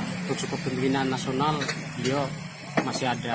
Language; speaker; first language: Indonesian; non-native, local second language; Javanese